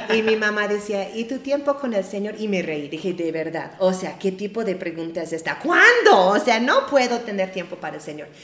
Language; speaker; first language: Spanish; non-native, fluent; English